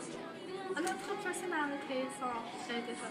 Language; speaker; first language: French; non-native, learner; English